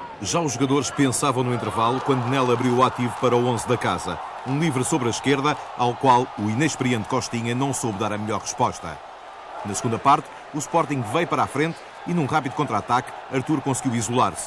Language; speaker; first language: Portuguese; native; Portuguese